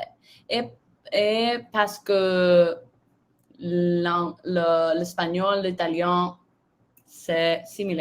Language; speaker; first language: French; non-native, learner; Spanish